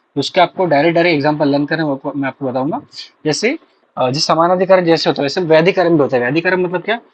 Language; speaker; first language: Hindi; non-native, local second language; Marathi